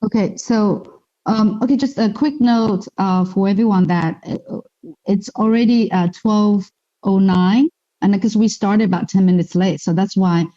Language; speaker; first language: English; non-native, fluent; Chinese